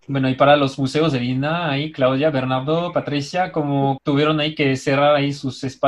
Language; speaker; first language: Spanish; native; Spanish